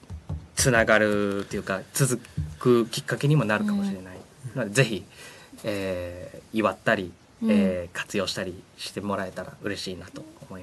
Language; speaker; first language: Japanese; non-native, fluent; Vietnamese